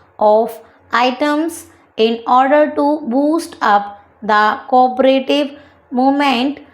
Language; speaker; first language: English; non-native, local second language; Hindi